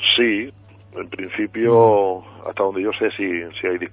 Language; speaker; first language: Spanish; native; Spanish